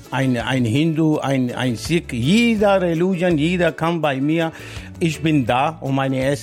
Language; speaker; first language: German; non-native, learner; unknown